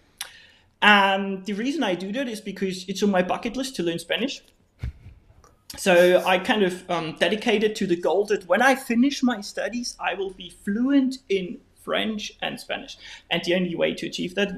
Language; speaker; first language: English; non-native, fluent; German